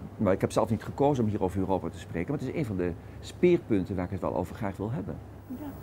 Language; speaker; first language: Dutch; native; Dutch